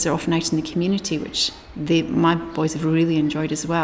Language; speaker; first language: English; native; English